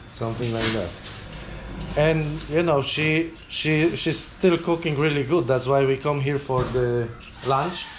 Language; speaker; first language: English; non-native, learner; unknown